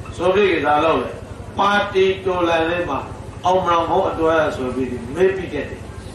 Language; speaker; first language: Burmese; native; Burmese